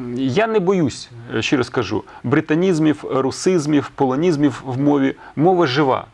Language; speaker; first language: Ukrainian; non-native, local second language; Russian